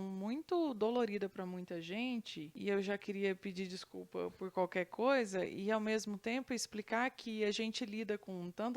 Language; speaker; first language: Portuguese; native; Portuguese